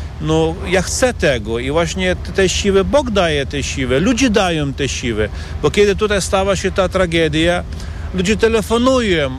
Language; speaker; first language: Polish; non-native, learner; Ukrainian